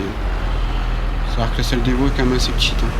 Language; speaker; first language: French; native; French